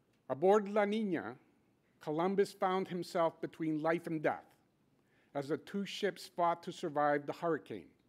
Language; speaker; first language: English; native; English